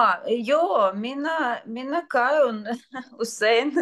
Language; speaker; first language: Finnish; non-native, learner; Russian